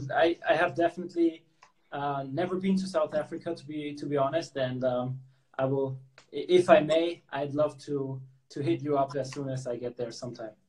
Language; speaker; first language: English; non-native, local second language; German